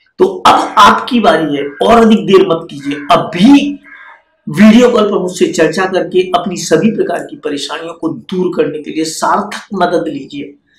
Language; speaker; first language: Hindi; native; Hindi